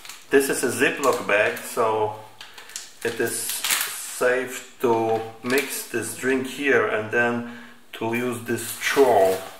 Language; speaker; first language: English; non-native, fluent; Polish